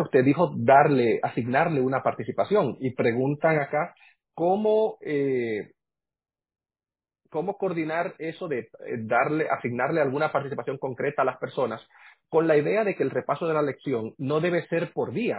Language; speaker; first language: Spanish; native; Spanish